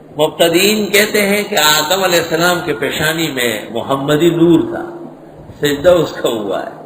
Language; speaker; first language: Urdu; non-native, local second language; Pashto